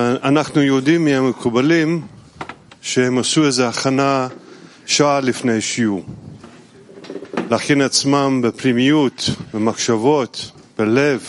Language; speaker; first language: Hebrew; non-native, learner; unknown